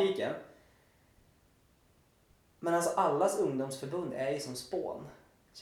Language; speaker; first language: Swedish; native; Swedish